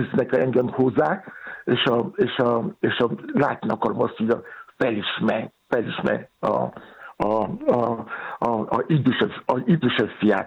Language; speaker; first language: Hungarian; non-native, learner; Yoruba